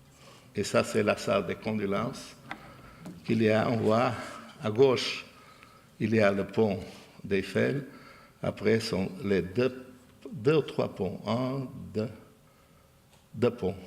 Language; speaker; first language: French; non-native, fluent; Portuguese